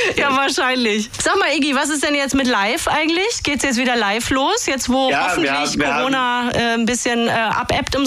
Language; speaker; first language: German; native; German